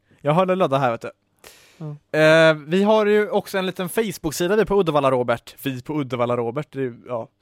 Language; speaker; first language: Swedish; native; Swedish